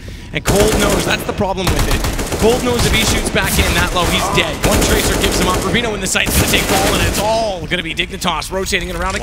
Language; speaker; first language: English; native; English